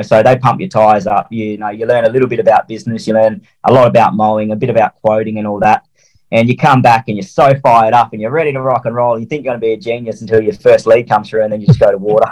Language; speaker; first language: English; native; English